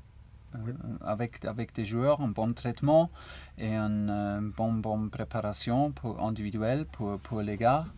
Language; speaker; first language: French; non-native, learner; German